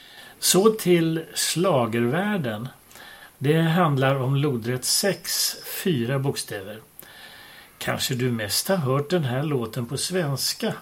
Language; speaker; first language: Swedish; native; Swedish